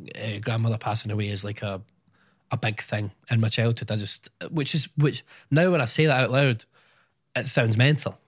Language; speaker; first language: English; native; English